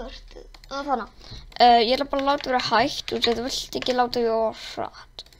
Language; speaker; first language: Icelandic; non-native, learner; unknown